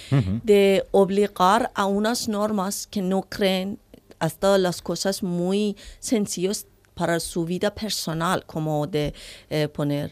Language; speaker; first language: Spanish; non-native, learner; Persian